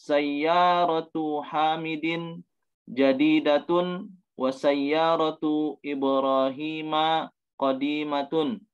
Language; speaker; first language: Arabic; non-native, learner; Indonesian